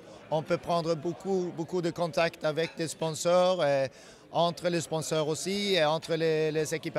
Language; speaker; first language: French; non-native, fluent; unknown